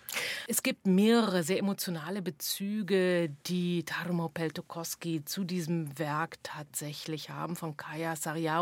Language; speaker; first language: German; native; German